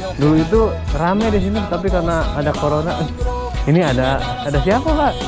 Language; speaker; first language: Indonesian; non-native, local second language; Sundanese